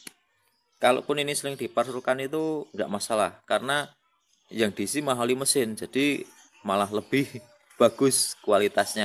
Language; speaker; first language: Indonesian; native; Indonesian